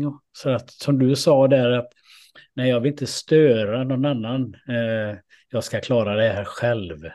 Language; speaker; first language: Swedish; native; Swedish